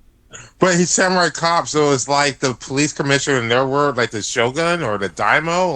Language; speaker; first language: English; native; English